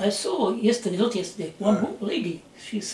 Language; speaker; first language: English; non-native, learner; Russian